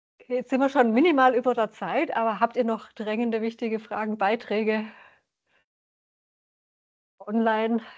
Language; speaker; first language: German; native; German